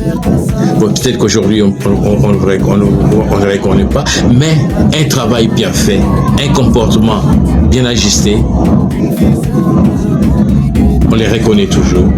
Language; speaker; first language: French; non-native, local second language; Luba-Lulua